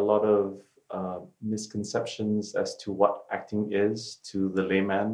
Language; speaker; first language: English; native; English